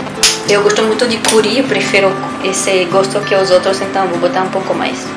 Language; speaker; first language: Portuguese; non-native, learner; French